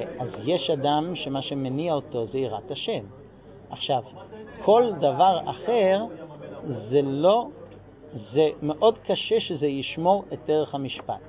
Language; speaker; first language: Hebrew; non-native, fluent; English